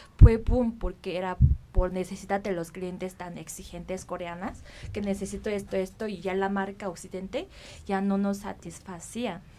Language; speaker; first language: Spanish; non-native, fluent; Korean